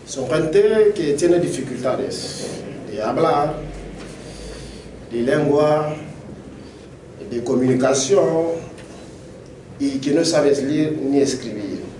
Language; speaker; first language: Spanish; non-native, local second language; French